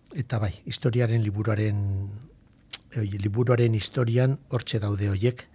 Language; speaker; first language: Basque; non-native, local second language; Spanish